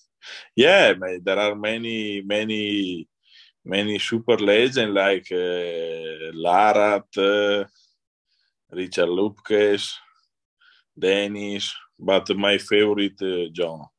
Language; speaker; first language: English; non-native, learner; Italian